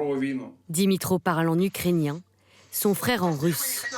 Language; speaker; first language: French; native; French